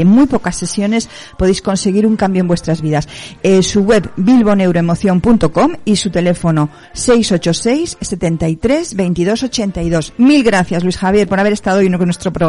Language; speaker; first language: Spanish; native; Spanish